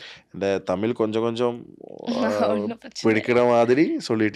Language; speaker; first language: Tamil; non-native, learner; Malayalam